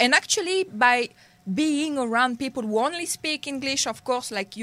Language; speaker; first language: English; non-native, learner; French